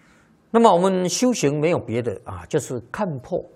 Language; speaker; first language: Chinese; native; Chinese